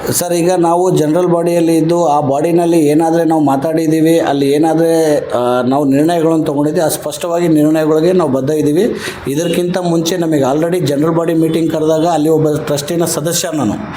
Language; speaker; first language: Kannada; non-native, local second language; Lambadi